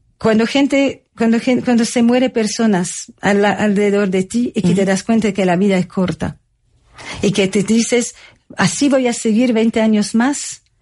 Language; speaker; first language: Spanish; non-native, fluent; French